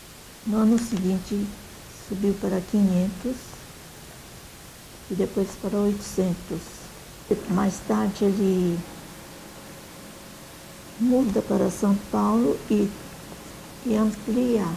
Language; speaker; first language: Portuguese; early bilingual, other home language; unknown